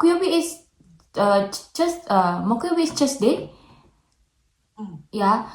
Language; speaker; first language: English; non-native, learner; Indonesian